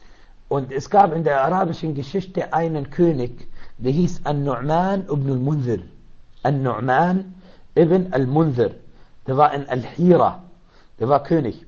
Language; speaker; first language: German; non-native, learner; Arabic